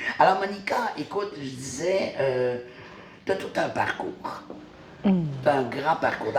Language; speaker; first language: French; native; French